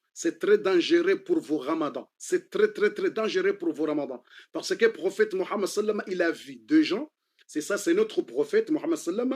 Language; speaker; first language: French; non-native, fluent; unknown